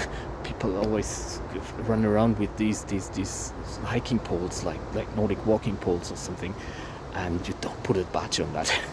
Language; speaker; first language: English; non-native, fluent; German